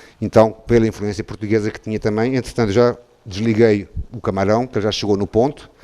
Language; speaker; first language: Portuguese; native; Portuguese